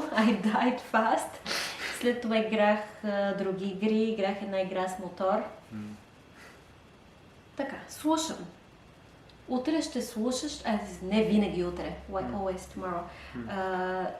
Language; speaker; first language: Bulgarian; non-native, learner; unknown